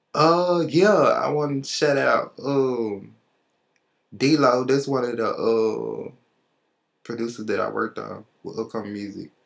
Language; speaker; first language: English; native; English